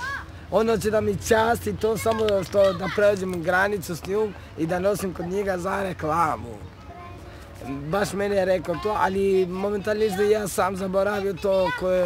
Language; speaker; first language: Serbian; non-native, local second language; Romany